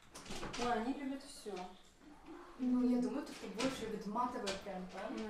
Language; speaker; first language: Russian; non-native, local second language; Uzbek